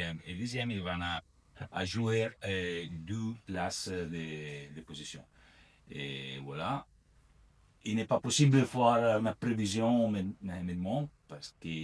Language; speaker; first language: French; non-native, learner; Italian